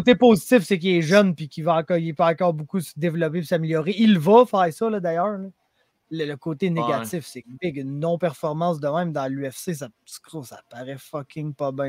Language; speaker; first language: French; native; French